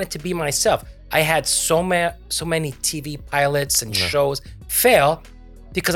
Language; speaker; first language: English; non-native, fluent; French